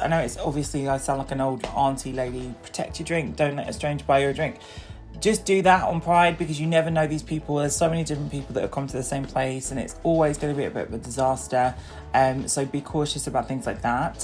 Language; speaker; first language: English; native; English